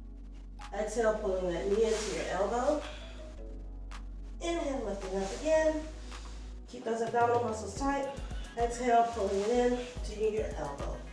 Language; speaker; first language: English; native; English